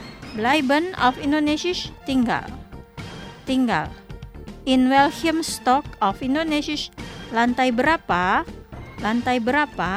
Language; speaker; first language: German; non-native, fluent; Indonesian